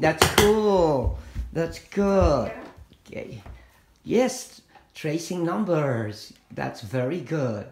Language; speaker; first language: English; non-native, fluent; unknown